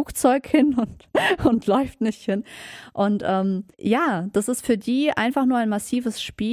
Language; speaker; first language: German; native; German